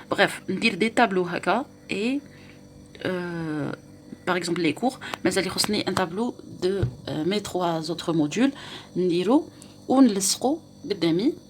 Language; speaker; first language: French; non-native, local second language; Arabic